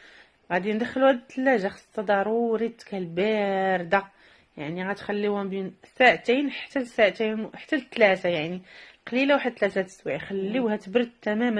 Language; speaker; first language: Arabic; native; Arabic